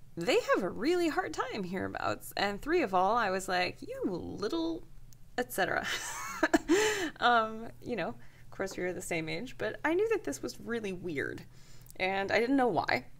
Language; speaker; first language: English; native; English